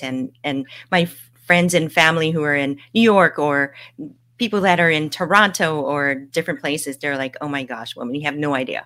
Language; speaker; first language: English; native; English